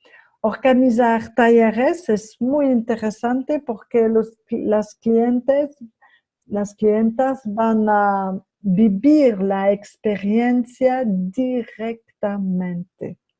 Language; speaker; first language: Spanish; non-native, fluent; French